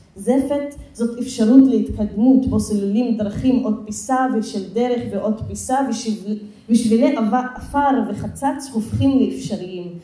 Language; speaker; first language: Hebrew; non-native, local second language; Arabic